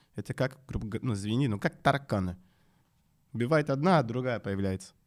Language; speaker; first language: Russian; non-native, fluent; Portuguese